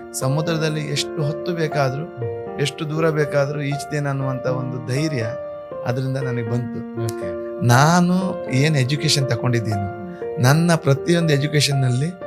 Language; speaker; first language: Kannada; native; Kannada